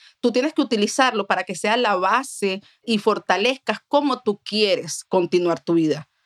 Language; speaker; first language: Spanish; native; Spanish